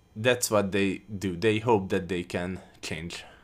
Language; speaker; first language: English; non-native, fluent; Hungarian